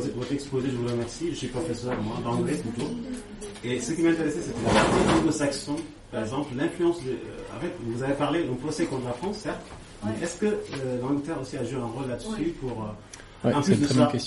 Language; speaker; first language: French; non-native, local second language; Wolof